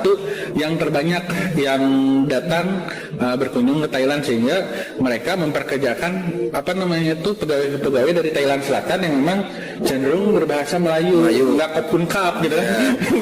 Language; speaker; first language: Indonesian; native; Indonesian